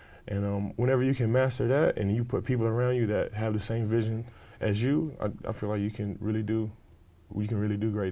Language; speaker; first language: English; native; English